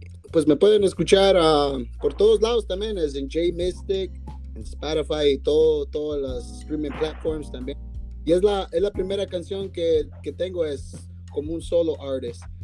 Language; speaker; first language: Spanish; native; Spanish